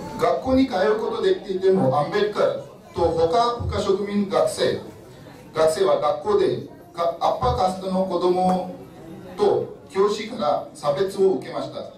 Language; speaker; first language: Japanese; non-native, fluent; Marathi